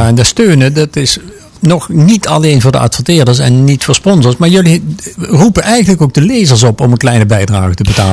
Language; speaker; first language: Dutch; native; Dutch